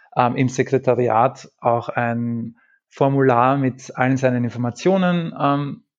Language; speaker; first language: German; native; German